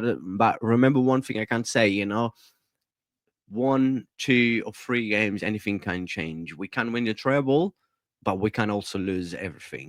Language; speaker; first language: English; non-native, fluent; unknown